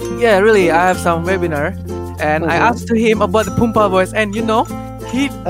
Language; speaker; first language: English; non-native, learner; Indonesian